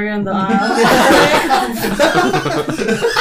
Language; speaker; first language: English; non-native, local second language; Cantonese